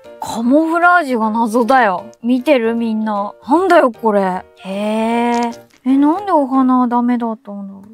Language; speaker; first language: Japanese; native; Japanese